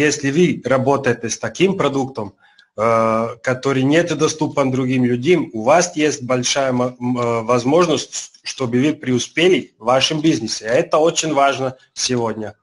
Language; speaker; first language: Russian; non-native, learner; Serbian